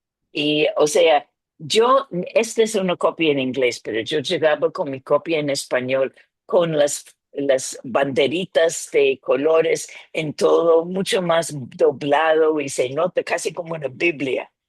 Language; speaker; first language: Spanish; non-native, fluent; English